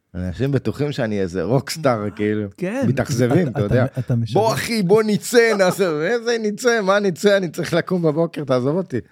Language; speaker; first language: Hebrew; native; Hebrew